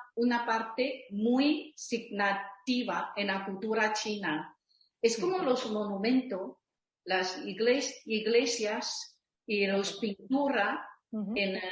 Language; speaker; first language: Spanish; non-native, learner; Chinese